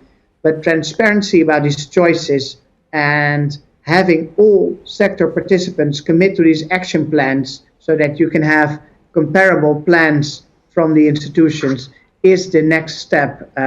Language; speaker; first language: English; non-native, fluent; Dutch